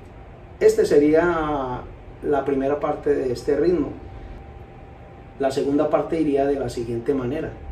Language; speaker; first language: Spanish; native; Spanish